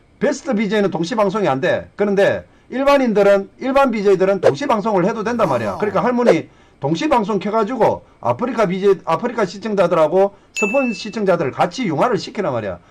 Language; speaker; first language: Korean; native; Korean